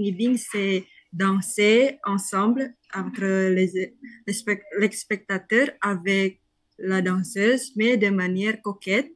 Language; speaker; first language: French; non-native, learner; Indonesian